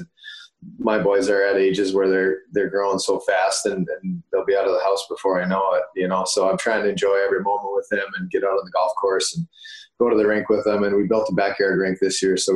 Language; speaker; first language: English; native; English